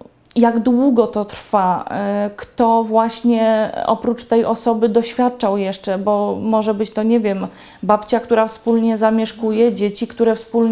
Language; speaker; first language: Polish; native; Polish